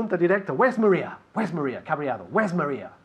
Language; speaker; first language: Spanish; non-native, fluent; English